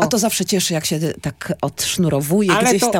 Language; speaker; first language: Polish; native; Polish